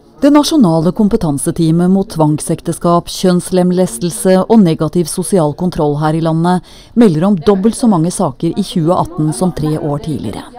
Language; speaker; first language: Norwegian; native; Norwegian